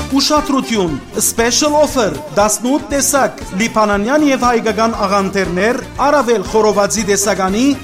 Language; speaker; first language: Armenian; native; Armenian